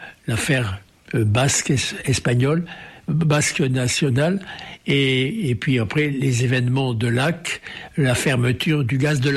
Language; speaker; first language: French; native; French